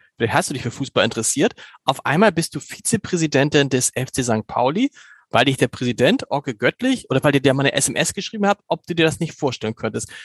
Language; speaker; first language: German; native; German